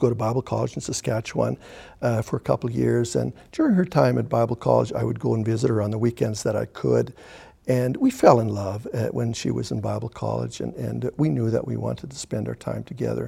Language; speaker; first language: English; early bilingual, other home language; German